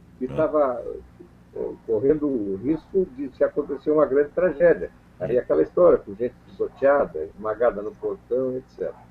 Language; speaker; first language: Portuguese; native; Portuguese